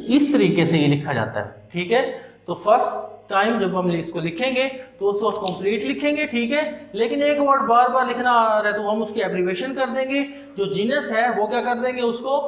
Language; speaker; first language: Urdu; non-native, local second language; Punjabi